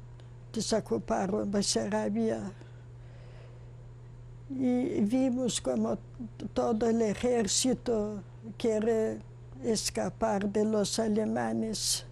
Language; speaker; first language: Spanish; non-native, fluent; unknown